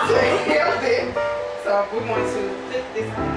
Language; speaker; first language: English; native; English